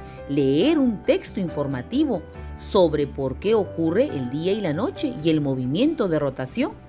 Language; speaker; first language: Spanish; native; Spanish